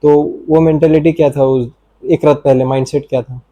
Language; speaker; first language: Hindi; non-native, local second language; Bangla